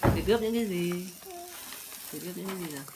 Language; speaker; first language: Vietnamese; native; Vietnamese